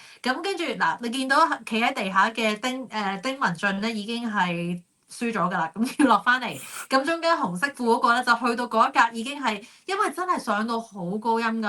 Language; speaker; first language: Cantonese; native; Cantonese